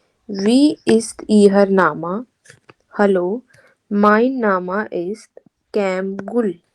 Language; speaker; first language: German; non-native, fluent; Hindi